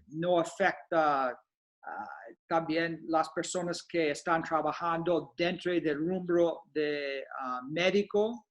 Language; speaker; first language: Spanish; non-native, fluent; English